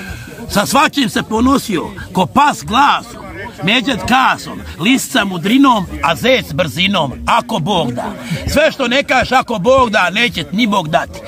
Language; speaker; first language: Serbian; native; Serbian